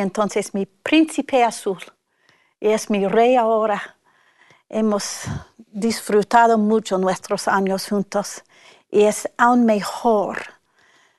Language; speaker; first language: Spanish; non-native, fluent; English